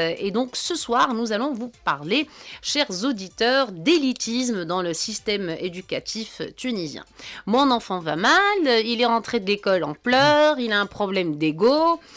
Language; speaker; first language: French; non-native, local second language; Arabic